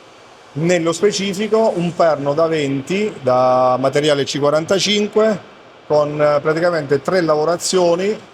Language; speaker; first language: Italian; native; Italian